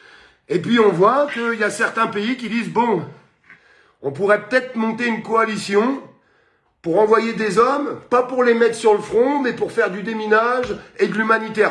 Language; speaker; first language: French; native; French